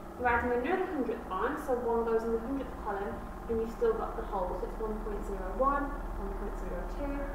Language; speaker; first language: English; native; English